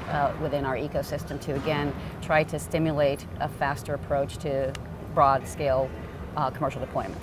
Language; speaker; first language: English; native; English